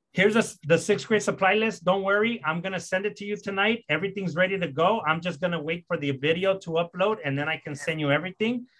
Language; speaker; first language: English; early bilingual, other home language; Spanish